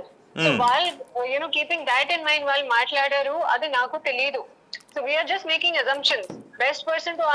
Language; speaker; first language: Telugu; non-native, learner; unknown